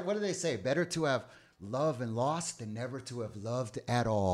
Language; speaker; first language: English; native; English